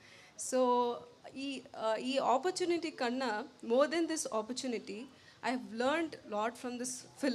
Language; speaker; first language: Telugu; non-native, local second language; Tamil